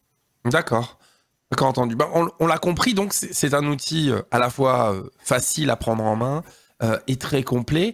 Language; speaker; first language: French; native; French